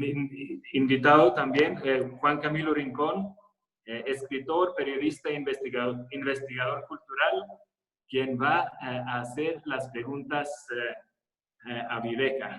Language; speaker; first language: Spanish; non-native, fluent; Swedish